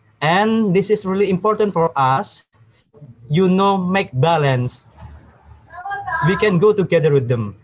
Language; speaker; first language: English; non-native, learner; Indonesian